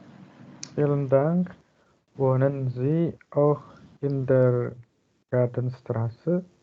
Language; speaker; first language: German; non-native, learner; Indonesian